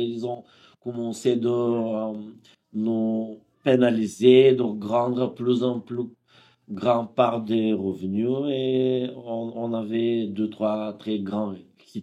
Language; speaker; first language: French; non-native, fluent; Bulgarian